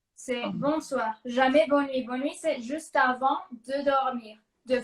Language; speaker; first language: French; non-native, fluent; Spanish